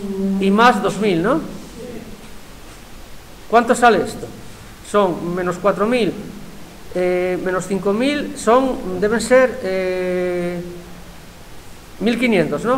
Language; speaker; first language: Spanish; native; Spanish